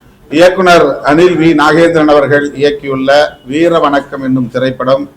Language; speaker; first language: Tamil; native; Tamil